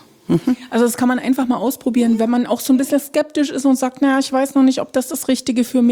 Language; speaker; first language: German; native; German